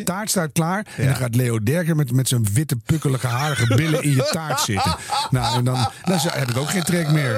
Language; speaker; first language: Dutch; native; Dutch